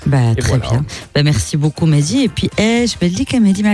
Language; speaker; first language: French; non-native, local second language; Arabic